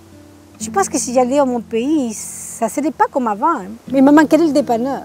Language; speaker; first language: French; native; French